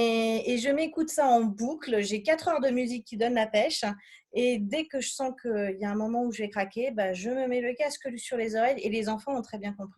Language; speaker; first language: French; native; French